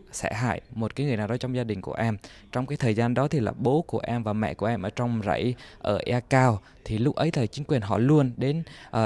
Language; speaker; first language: Vietnamese; non-native, local second language; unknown